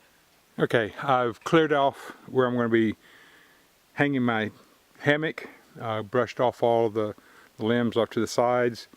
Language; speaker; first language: English; native; English